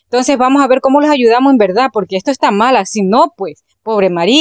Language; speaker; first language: Spanish; native; Spanish